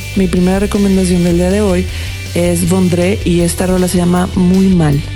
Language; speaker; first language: Spanish; native; Spanish